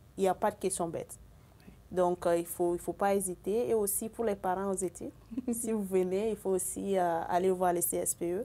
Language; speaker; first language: French; non-native, local second language; Bambara